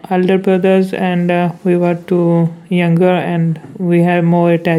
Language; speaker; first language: English; non-native, local second language; Urdu